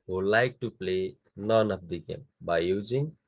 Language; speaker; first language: English; non-native, local second language; Nepali